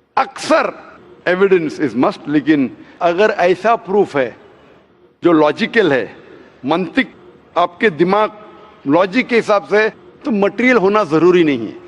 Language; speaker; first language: Hindi; non-native, local second language; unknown